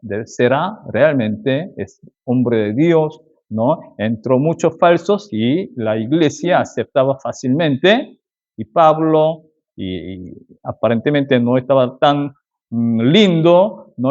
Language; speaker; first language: Spanish; non-native, fluent; Korean